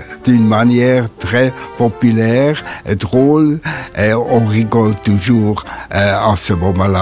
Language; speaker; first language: French; non-native, local second language; German